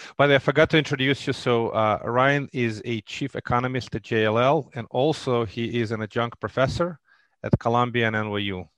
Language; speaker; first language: English; non-native, fluent; Russian